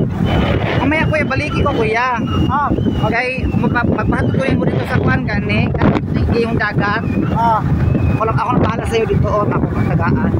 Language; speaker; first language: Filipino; non-native, local second language; Cebuano